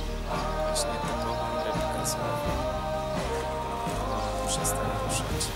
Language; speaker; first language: Polish; native; Polish